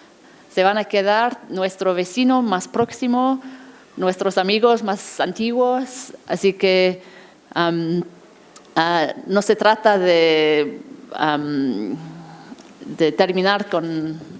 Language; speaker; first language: Spanish; non-native, fluent; English